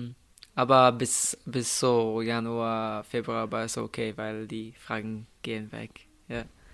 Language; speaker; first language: German; non-native, fluent; Slovenian